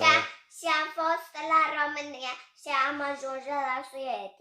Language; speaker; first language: Romanian; early bilingual, heritage; Romanian